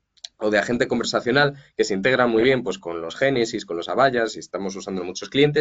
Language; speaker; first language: Spanish; native; Spanish